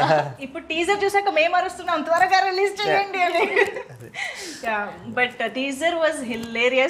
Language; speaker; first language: Telugu; native; Telugu